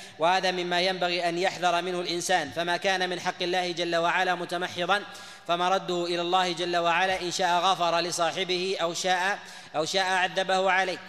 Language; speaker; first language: Arabic; native; Arabic